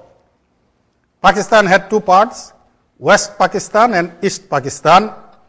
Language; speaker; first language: English; non-native, local second language; Bangla